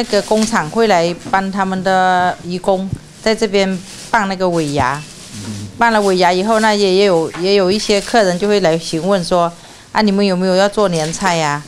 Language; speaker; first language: Chinese; non-native, fluent; Thai